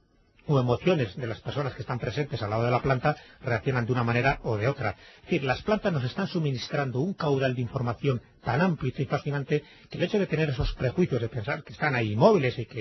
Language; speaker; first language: Spanish; native; Spanish